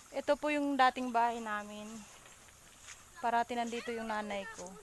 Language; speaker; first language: Filipino; non-native, local second language; Bikol